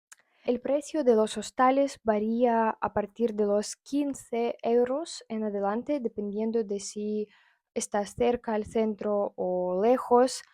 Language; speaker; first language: Spanish; non-native, fluent; Russian